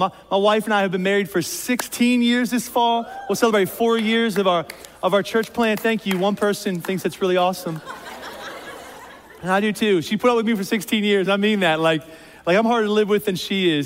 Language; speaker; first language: English; native; English